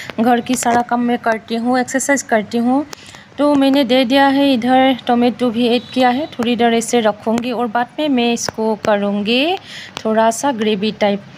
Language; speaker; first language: Hindi; non-native, local second language; Assamese